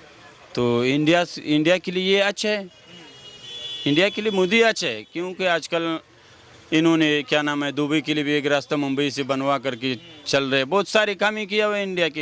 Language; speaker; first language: Hindi; non-native, fluent; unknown